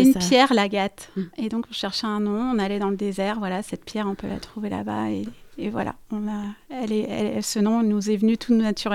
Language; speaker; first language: French; native; French